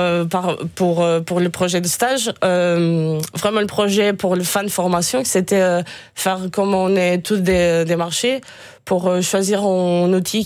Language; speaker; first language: French; non-native, fluent; Portuguese